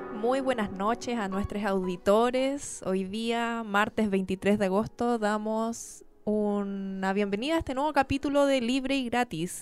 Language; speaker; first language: Spanish; native; Spanish